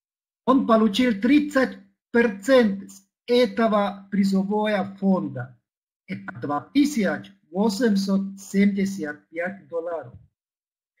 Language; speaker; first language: Russian; non-native, fluent; Czech